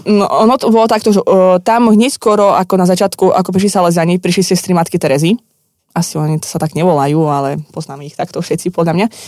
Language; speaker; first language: Slovak; non-native, fluent; Russian